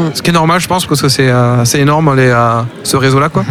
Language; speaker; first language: French; native; French